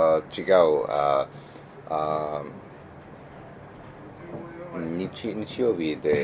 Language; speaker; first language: Japanese; non-native, learner; Portuguese